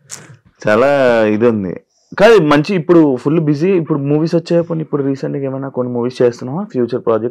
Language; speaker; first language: Telugu; native; Telugu